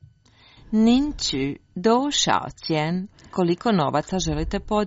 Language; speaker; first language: Croatian; native; Croatian